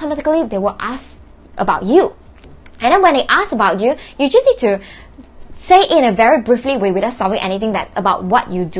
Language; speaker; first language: English; non-native, local second language; Chinese